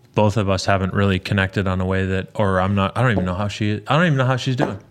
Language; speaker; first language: English; native; English